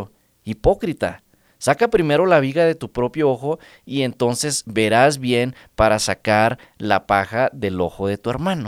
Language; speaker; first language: Spanish; native; Spanish